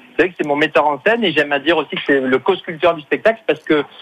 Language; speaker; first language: French; native; French